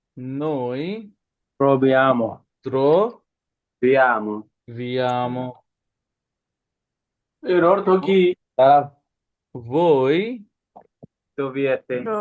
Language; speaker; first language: Italian; non-native, learner; Bangla